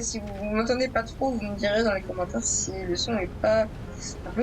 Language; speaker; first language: French; native; French